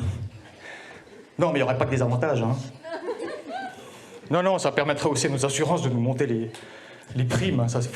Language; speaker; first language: French; native; French